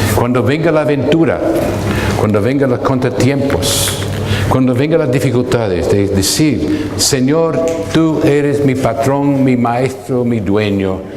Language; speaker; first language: Spanish; non-native, fluent; English